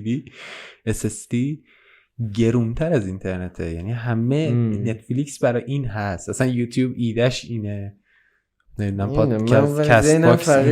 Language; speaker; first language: Persian; native; Persian